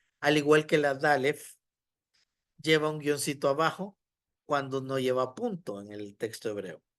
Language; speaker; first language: Spanish; native; Spanish